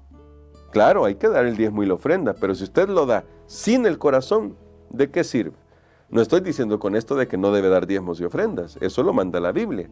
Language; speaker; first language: Spanish; native; Spanish